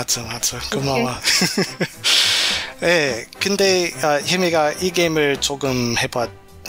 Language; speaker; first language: Korean; non-native, learner; English